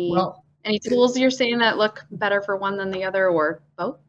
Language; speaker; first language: English; native; English